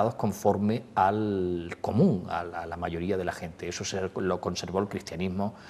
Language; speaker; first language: Spanish; native; Spanish